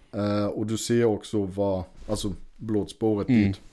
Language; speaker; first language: Swedish; non-native, fluent; German